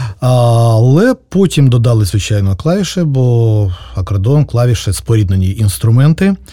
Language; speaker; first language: Ukrainian; native; Ukrainian